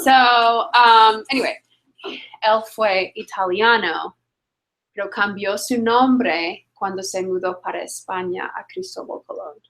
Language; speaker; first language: Spanish; non-native, fluent; English